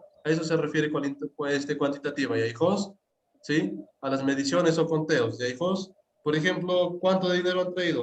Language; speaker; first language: Spanish; native; Spanish